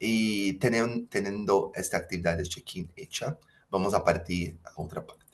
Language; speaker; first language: Spanish; non-native, fluent; Portuguese